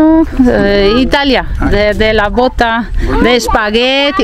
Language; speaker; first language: Spanish; non-native, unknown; Italian